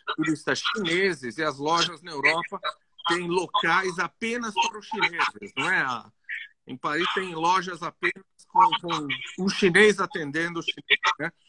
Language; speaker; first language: Portuguese; non-native, fluent; Greek